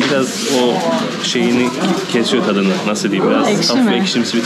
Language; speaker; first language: Turkish; native; Turkish